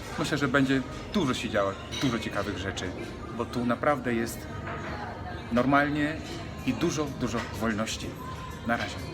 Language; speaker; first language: Polish; non-native, fluent; Russian